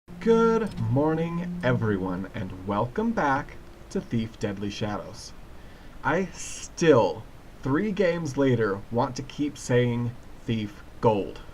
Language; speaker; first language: English; native; English